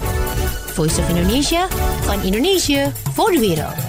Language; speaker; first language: Dutch; non-native, fluent; Indonesian